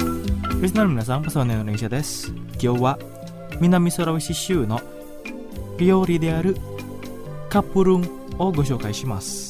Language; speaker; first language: Japanese; non-native, fluent; Indonesian